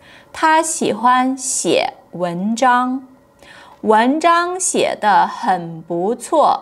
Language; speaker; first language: Chinese; non-native, fluent; Portuguese